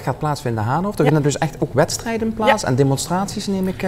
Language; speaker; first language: Dutch; native; Dutch